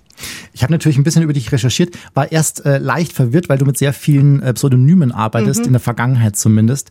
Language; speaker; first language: German; native; German